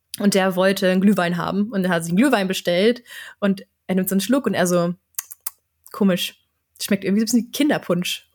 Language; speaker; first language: German; native; German